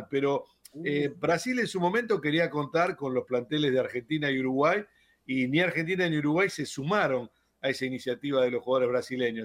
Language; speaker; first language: Spanish; native; Spanish